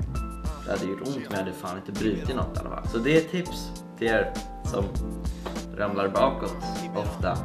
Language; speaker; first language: Swedish; native; Swedish